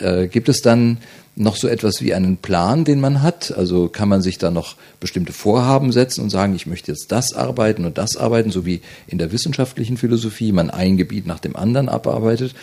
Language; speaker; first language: German; native; German